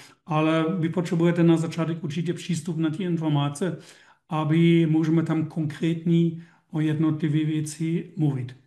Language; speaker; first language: Czech; non-native, learner; German